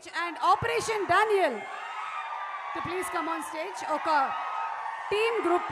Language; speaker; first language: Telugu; native; Telugu